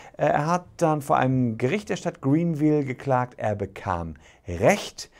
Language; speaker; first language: German; native; German